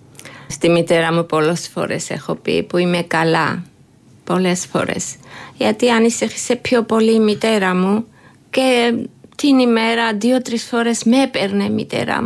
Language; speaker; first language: Greek; non-native, learner; Georgian